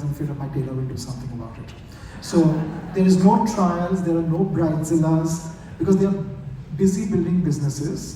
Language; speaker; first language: English; non-native, local second language; Bangla